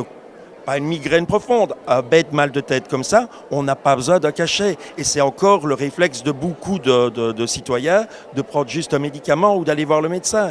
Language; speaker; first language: French; native; French